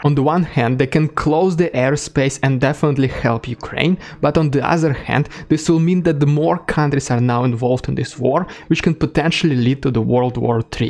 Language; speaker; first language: English; non-native, fluent; Russian